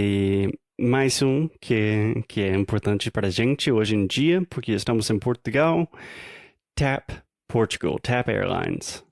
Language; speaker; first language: Portuguese; non-native, fluent; English